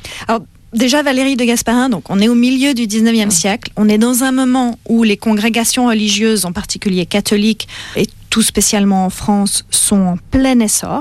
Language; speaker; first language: French; native; French